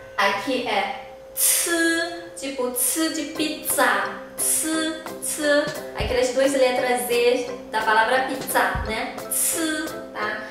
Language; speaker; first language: Portuguese; non-native, fluent; Chinese